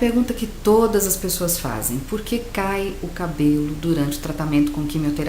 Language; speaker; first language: Portuguese; native; Portuguese